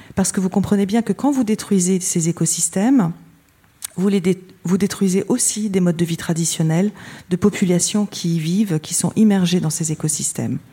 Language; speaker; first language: French; native; French